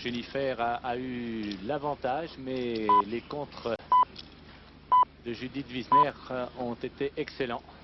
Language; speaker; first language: French; native; French